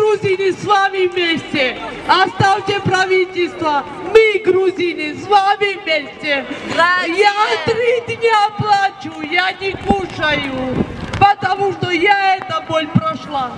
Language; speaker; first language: Russian; non-native, fluent; Georgian